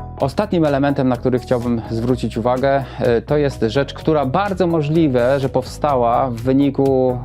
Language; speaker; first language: Polish; native; Polish